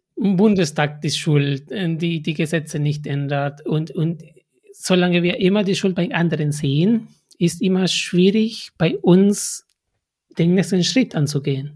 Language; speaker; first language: German; non-native, fluent; Spanish